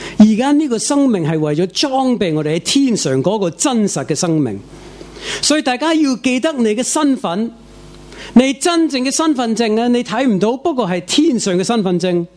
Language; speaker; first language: Chinese; non-native, fluent; English